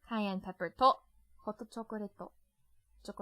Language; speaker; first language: Japanese; non-native, learner; English